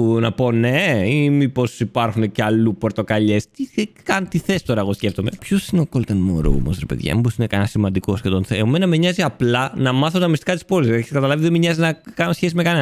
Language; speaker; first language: Greek; native; Greek